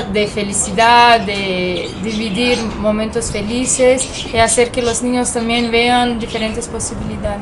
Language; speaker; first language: Spanish; non-native, fluent; French